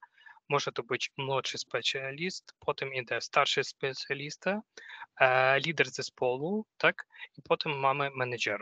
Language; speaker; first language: Polish; non-native, fluent; Ukrainian